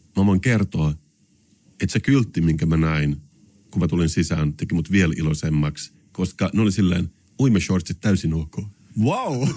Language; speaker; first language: Finnish; non-native, local second language; Swedish